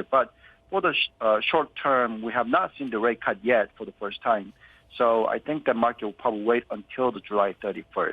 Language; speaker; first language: English; non-native, fluent; Korean